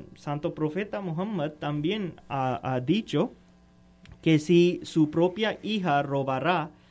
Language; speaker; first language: Spanish; non-native, learner; Urdu